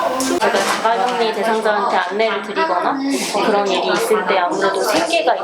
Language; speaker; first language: Korean; native; Korean